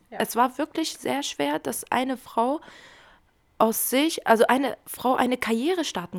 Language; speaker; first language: German; early bilingual, other home language; Kurdish